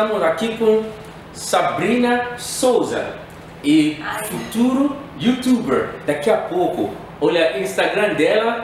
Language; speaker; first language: Portuguese; non-native, fluent; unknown